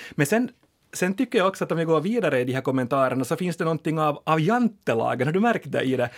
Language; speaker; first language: Swedish; native; Swedish